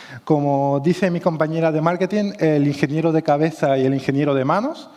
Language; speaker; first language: Spanish; native; Spanish